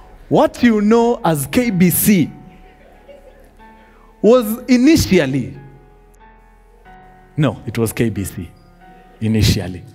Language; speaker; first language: English; non-native, local second language; Swahili